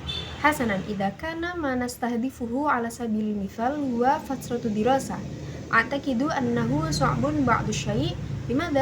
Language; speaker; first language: Arabic; non-native, learner; Indonesian